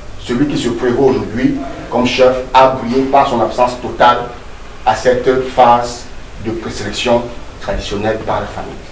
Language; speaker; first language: French; non-native, local second language; Duala